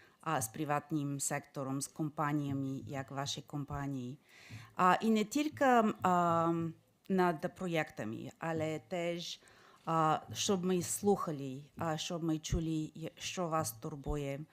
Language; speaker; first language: Ukrainian; non-native, fluent; English